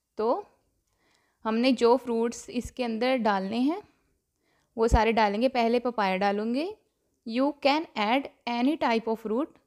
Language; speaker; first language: Hindi; non-native, local second language; Punjabi